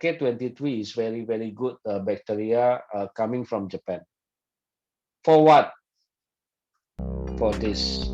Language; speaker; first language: English; non-native, fluent; Indonesian